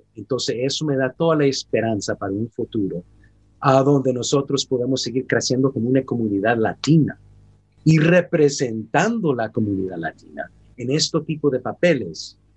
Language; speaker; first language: Spanish; early bilingual, heritage; Spanish